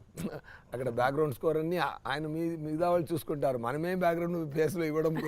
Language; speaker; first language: Telugu; non-native, fluent; Tamil